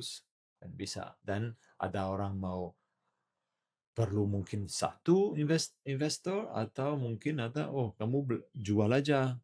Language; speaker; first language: Indonesian; non-native, learner; Italian